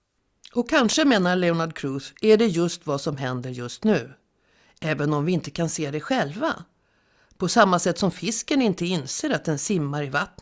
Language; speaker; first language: Swedish; native; Swedish